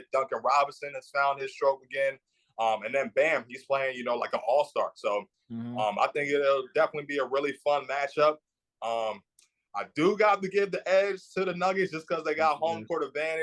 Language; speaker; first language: English; native; English